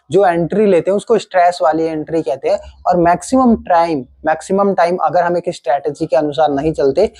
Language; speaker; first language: Hindi; native; Hindi